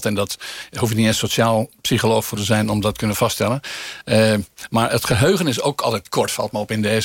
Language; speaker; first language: Dutch; native; Dutch